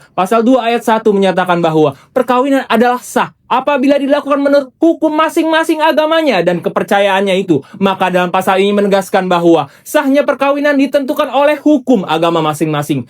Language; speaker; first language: Indonesian; native; Indonesian